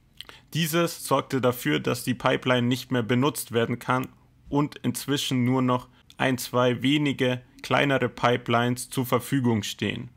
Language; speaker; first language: German; native; German